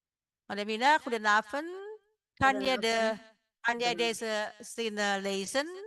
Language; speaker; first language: Dutch; non-native, fluent; Indonesian